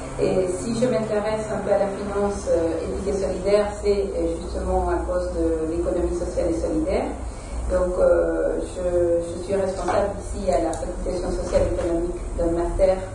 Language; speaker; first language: French; non-native, fluent; Spanish